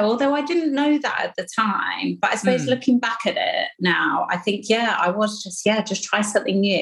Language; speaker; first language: English; native; English